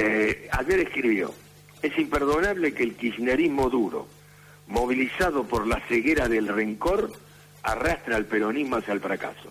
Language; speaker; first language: Spanish; native; Spanish